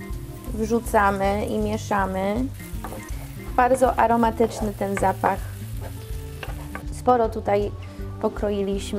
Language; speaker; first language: Polish; early bilingual, heritage; Polish